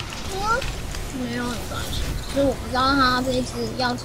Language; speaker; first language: Chinese; native; Chinese